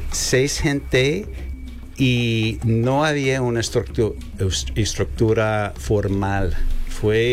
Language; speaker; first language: Spanish; non-native, learner; English